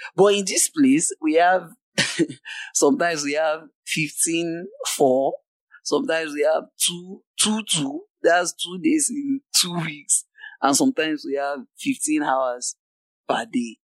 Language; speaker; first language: English; non-native, local second language; Yoruba